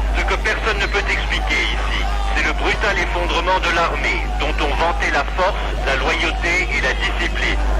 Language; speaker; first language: French; native; French